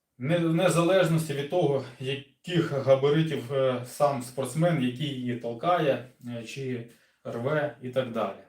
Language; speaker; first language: Ukrainian; non-native, local second language; Russian